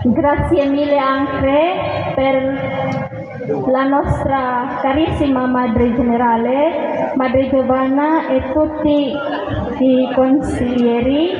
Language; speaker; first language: Italian; non-native, learner; Indonesian